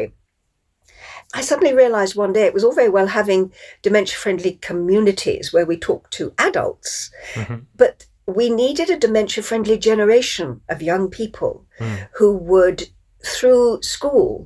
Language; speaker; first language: English; native; English